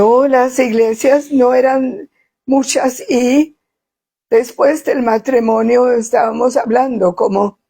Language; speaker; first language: Spanish; non-native, fluent; Swedish